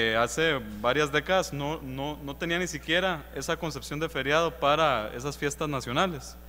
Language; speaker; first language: Spanish; native; Spanish